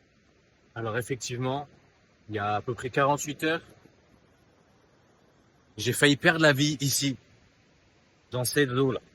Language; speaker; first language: French; native; French